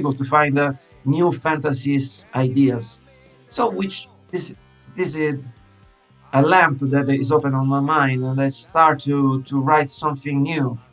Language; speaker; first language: English; non-native, fluent; Italian